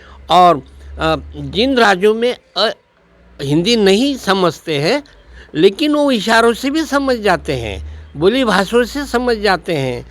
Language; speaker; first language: Hindi; non-native, local second language; Marathi